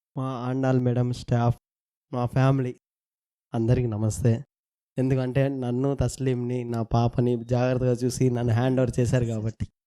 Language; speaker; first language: Telugu; non-native, local second language; Urdu